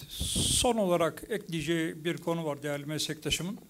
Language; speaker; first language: Turkish; native; Turkish